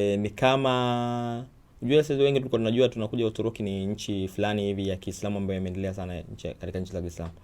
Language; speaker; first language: Swahili; native; Swahili